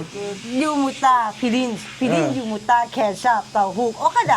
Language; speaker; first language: Turkish; non-native, learner; Thai